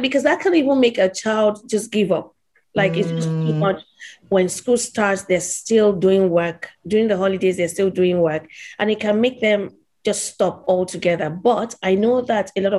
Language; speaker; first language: English; non-native, local second language; Yoruba